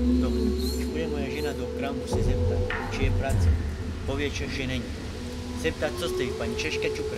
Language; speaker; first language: Czech; non-native, local second language; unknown